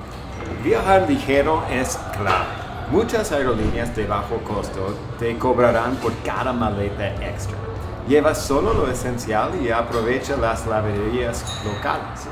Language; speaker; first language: Spanish; non-native, fluent; English